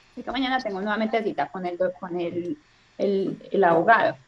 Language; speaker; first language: Spanish; native; Spanish